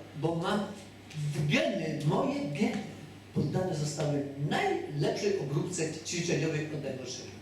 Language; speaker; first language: Polish; native; Polish